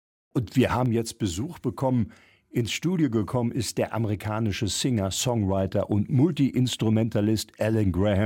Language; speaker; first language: German; native; German